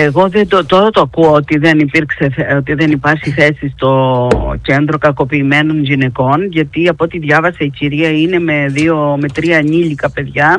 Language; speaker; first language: Greek; native; Greek